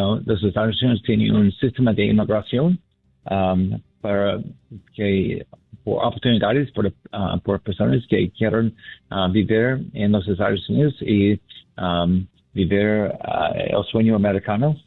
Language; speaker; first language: Spanish; non-native, learner; English